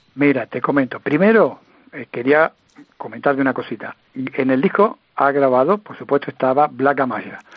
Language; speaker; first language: Spanish; native; Spanish